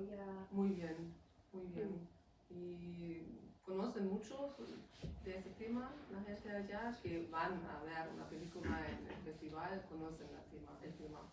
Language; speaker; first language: Spanish; non-native, fluent; German